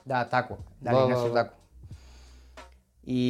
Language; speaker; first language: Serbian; non-native, learner; Spanish